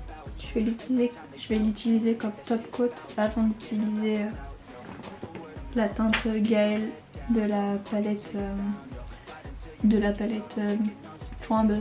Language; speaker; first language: French; native; French